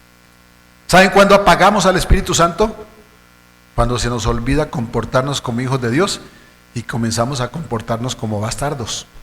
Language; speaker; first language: Spanish; native; Spanish